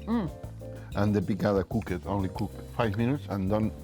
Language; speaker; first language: English; non-native, learner; Catalan